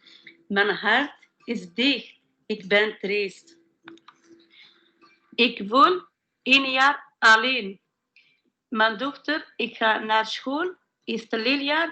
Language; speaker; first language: Dutch; non-native, learner; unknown